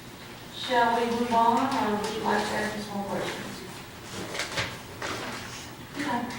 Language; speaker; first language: English; native; English